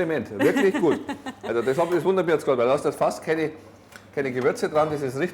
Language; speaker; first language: German; native; German